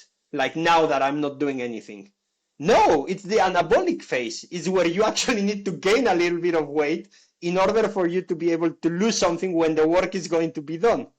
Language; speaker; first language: English; non-native, fluent; Spanish